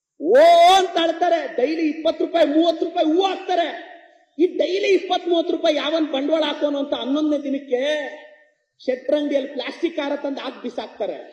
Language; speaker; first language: Kannada; native; Kannada